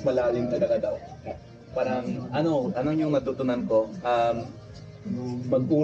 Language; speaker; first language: Filipino; non-native, fluent; English